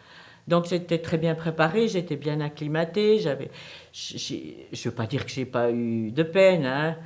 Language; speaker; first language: French; native; French